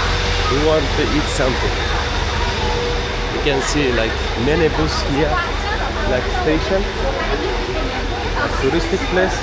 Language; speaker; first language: English; non-native, learner; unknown